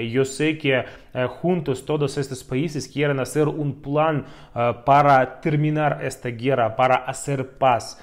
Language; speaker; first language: Spanish; non-native, fluent; Russian